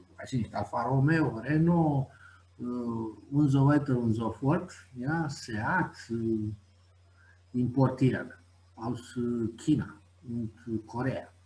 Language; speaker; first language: German; non-native, fluent; Romanian